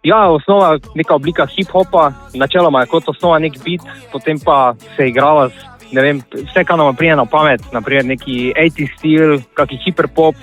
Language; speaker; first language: Slovenian; native; Slovenian